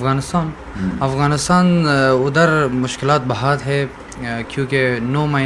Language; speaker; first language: Hindi; non-native, learner; Persian